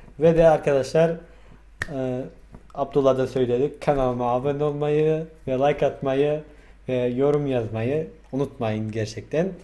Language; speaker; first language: Turkish; non-native, fluent; Mongolian